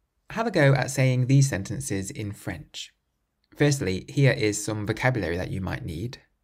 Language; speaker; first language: English; native; English